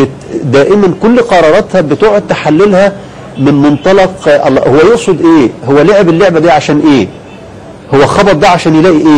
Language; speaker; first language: Arabic; native; Arabic